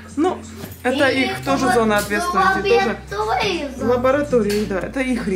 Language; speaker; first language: Russian; native; Russian